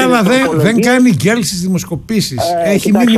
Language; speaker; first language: Greek; native; Greek